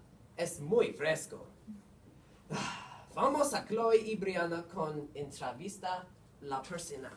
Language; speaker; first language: Spanish; non-native, learner; English